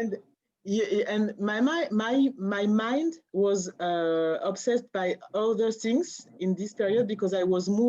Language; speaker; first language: English; non-native, learner; French